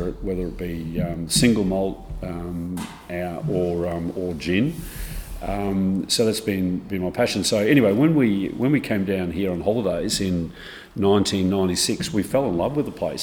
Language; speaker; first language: English; native; English